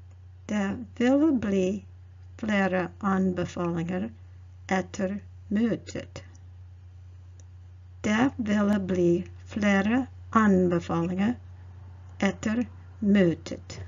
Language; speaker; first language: Norwegian; non-native, learner; English